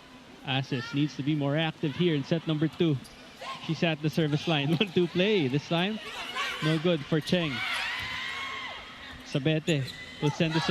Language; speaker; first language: English; non-native, local second language; Filipino